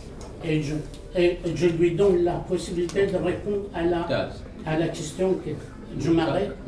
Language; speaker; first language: French; non-native, fluent; Arabic